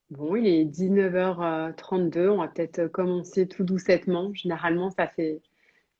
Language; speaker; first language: French; native; French